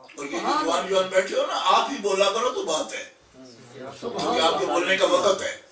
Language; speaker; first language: Urdu; non-native, local second language; Punjabi